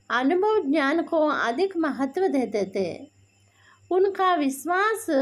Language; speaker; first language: Hindi; non-native, local second language; Telugu